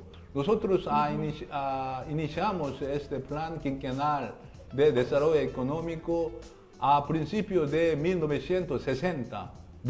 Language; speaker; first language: Spanish; non-native, learner; Korean